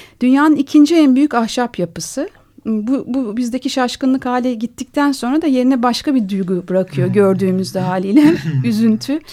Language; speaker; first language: Turkish; native; Turkish